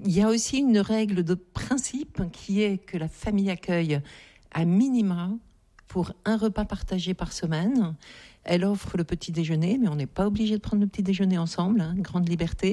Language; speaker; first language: French; native; French